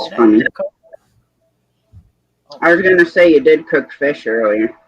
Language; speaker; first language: English; native; English